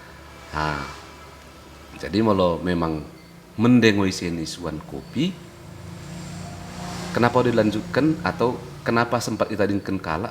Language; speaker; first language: Indonesian; native; Indonesian